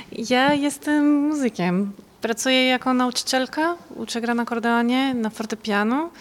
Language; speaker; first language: Polish; non-native, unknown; Portuguese